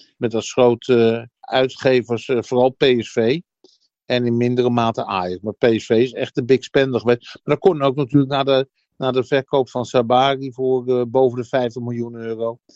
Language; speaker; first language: Dutch; native; Dutch